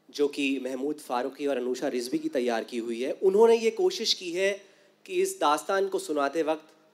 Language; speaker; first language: Urdu; native; Urdu